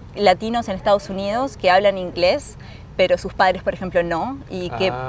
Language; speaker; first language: Spanish; native; Spanish